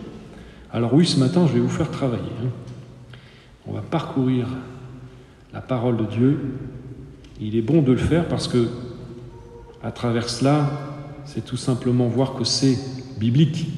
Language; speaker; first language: French; native; French